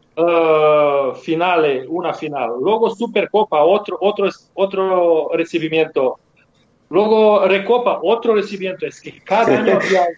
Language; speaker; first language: Spanish; non-native, fluent; Serbian